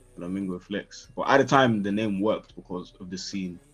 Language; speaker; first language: English; native; English